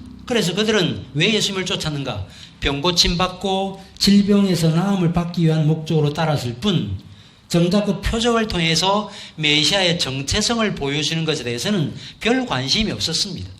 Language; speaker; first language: Korean; native; Korean